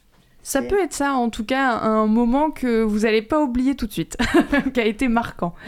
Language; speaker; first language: French; native; French